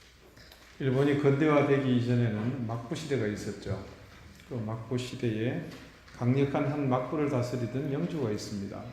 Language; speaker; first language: Korean; native; Korean